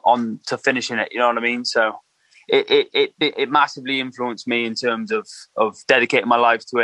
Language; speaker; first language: English; native; English